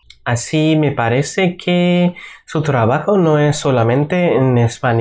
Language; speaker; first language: Spanish; non-native, learner; Bangla